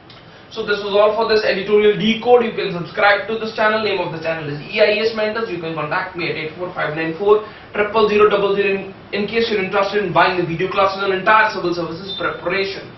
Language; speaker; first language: English; non-native, local second language; Hindi